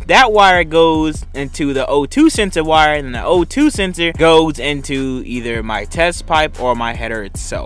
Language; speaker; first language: English; native; English